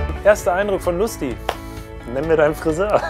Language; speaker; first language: German; native; German